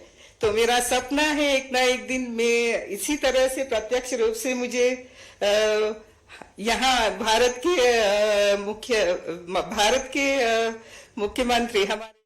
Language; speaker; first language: Hindi; non-native, fluent; Sinhala